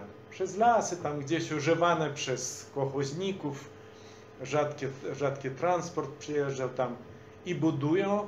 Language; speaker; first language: Polish; non-native, fluent; Belarusian